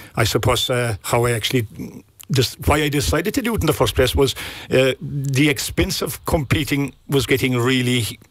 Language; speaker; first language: English; native; English